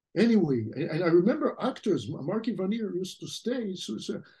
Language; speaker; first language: English; non-native, fluent; French